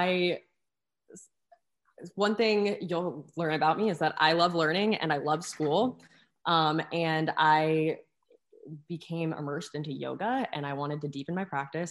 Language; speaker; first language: English; native; English